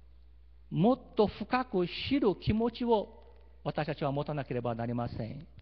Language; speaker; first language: Japanese; early bilingual, heritage; Portuguese